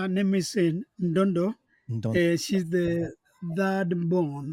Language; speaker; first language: English; non-native, local second language; Kamba